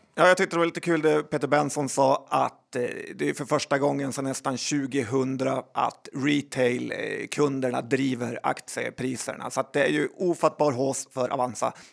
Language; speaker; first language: Swedish; native; Swedish